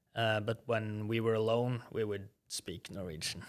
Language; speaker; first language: English; non-native, fluent; Norwegian